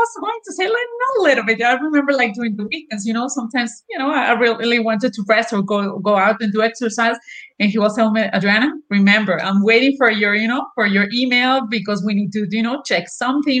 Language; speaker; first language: English; non-native, fluent; Spanish